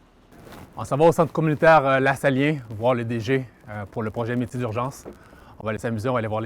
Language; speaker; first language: French; early bilingual, other home language; Haitian Creole